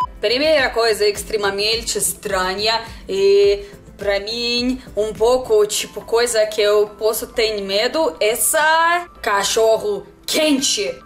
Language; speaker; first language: Portuguese; non-native, learner; Russian